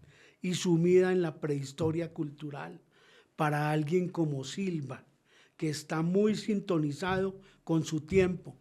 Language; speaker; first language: Spanish; native; Spanish